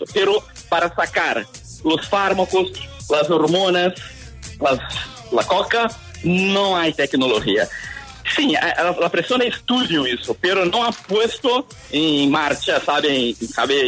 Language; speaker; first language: Spanish; non-native, learner; Portuguese